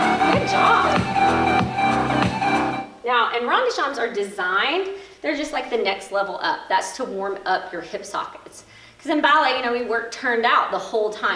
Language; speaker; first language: English; native; English